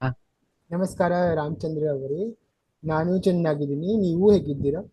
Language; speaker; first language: Kannada; non-native, learner; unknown